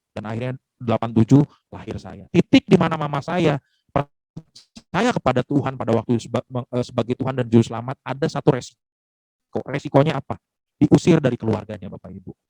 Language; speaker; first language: Indonesian; native; Indonesian